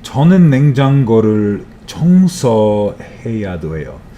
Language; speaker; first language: Korean; non-native, learner; English